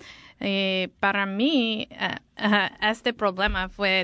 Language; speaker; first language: Spanish; non-native, learner; English